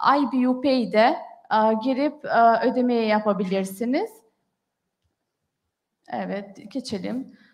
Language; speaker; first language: Turkish; non-native, fluent; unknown